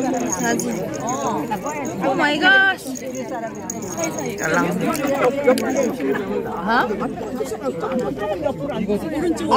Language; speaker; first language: Korean; non-native, learner; Filipino